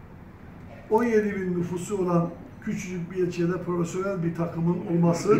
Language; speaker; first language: Turkish; native; Turkish